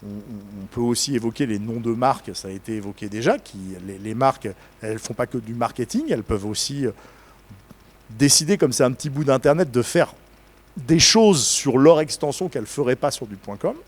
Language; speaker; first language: French; native; French